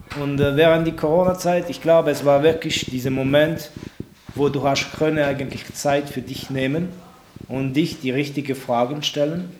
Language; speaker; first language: German; non-native, local second language; French